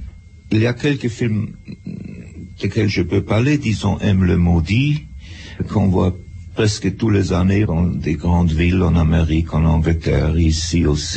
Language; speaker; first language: French; non-native, fluent; German